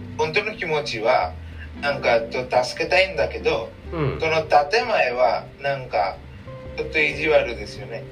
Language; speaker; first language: Japanese; non-native, learner; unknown